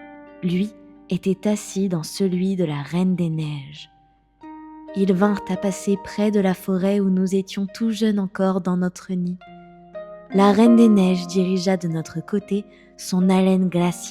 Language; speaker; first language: French; native; French